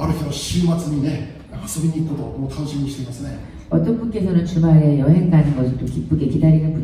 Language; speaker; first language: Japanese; non-native, fluent; Korean